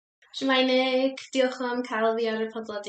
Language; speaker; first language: Welsh; non-native, learner; English